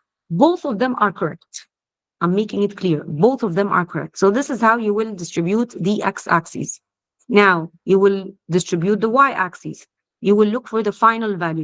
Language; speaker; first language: English; non-native, fluent; Arabic